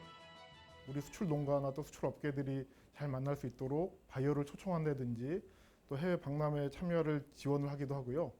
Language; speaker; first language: Korean; native; Korean